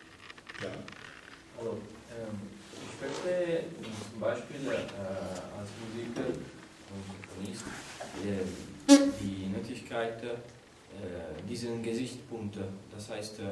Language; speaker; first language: German; non-native, learner; Italian